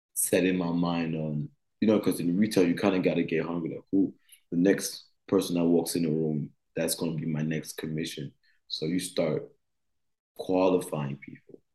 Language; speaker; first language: English; early bilingual, other home language; French